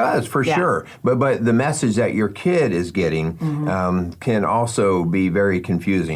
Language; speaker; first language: English; native; English